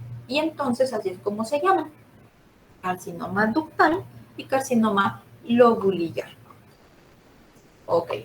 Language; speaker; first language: Spanish; native; Spanish